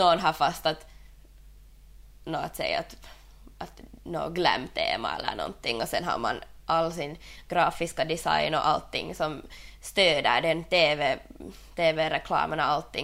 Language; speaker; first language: Swedish; non-native, local second language; Finnish